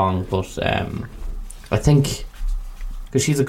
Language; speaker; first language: English; native; English